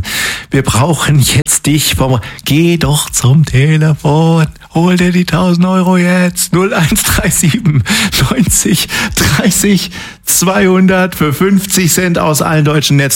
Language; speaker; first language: German; native; German